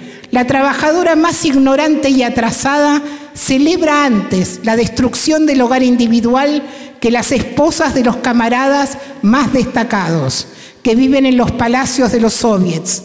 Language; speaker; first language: Spanish; native; Spanish